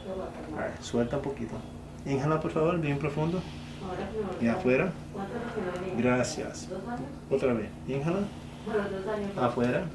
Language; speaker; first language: Spanish; non-native, learner; English